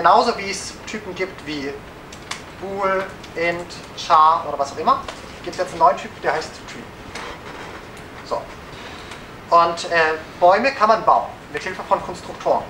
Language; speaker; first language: German; native; German